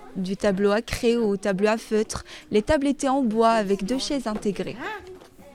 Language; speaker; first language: French; non-native, local second language; Arabic